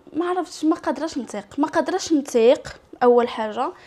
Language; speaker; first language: Arabic; native; Arabic